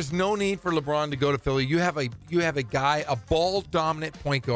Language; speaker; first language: English; native; English